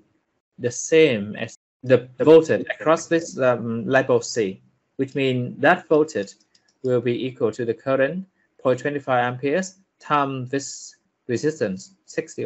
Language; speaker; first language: English; non-native, fluent; Vietnamese